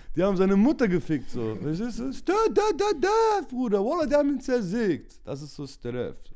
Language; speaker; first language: German; early bilingual, other home language; Turkish